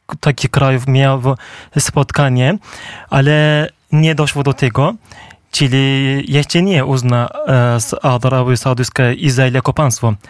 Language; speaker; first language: Polish; non-native, fluent; Turkish